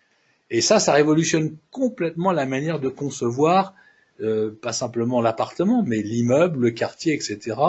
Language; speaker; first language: French; native; French